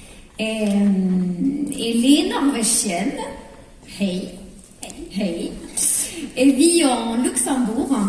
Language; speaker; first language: French; non-native, fluent; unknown